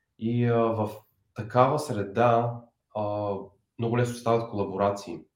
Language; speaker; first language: Bulgarian; native; Bulgarian